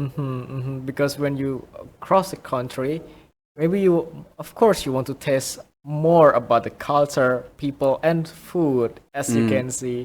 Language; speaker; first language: English; non-native, fluent; Indonesian